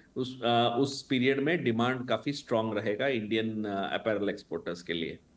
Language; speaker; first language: Hindi; non-native, local second language; Tamil